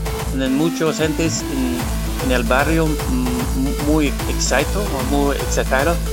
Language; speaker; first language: Spanish; non-native, learner; English